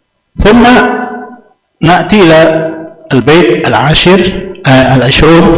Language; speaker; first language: Arabic; non-native, fluent; Indonesian